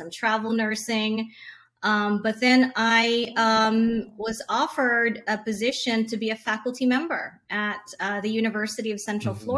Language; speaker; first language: English; non-native, local second language; Hiligaynon